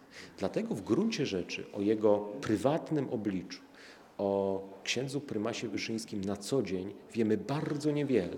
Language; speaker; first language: Polish; native; Polish